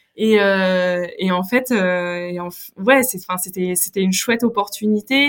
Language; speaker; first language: French; native; French